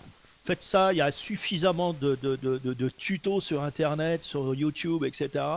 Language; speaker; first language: French; native; French